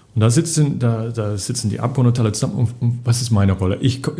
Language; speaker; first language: German; non-native, fluent; English